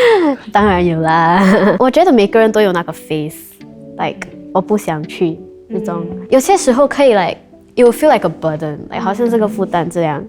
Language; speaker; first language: Chinese; non-native, local second language; English